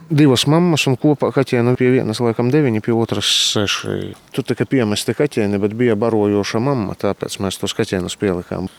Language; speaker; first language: Latvian; native; Latvian